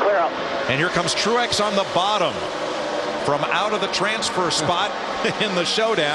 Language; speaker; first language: English; native; English